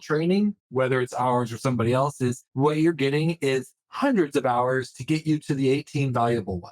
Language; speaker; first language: English; native; English